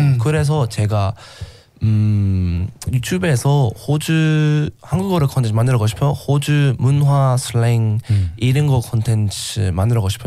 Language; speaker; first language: Korean; non-native, learner; English